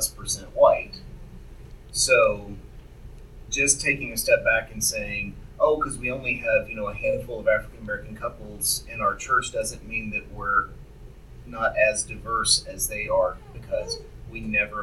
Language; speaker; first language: English; native; English